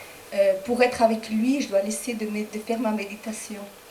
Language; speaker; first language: French; non-native, fluent; Spanish